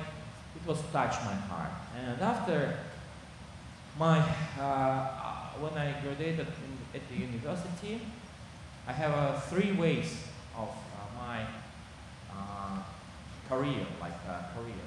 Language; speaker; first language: English; non-native, learner; Kazakh